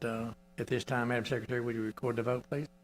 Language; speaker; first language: English; native; English